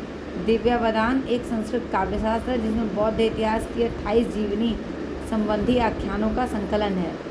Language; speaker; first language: Hindi; native; Hindi